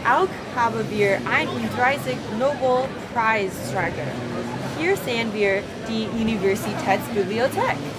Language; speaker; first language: German; non-native, learner; English